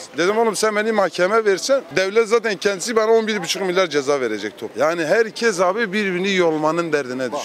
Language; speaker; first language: Turkish; native; Turkish